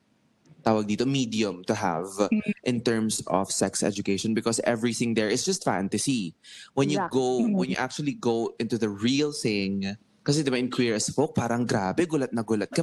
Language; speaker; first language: English; non-native, local second language; Filipino